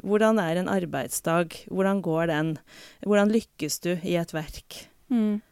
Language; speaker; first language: Norwegian; native; Norwegian